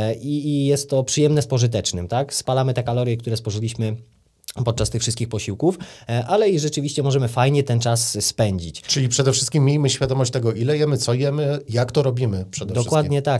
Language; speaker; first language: Polish; native; Polish